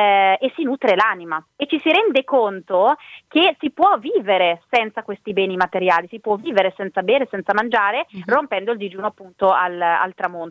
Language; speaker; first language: Italian; native; Italian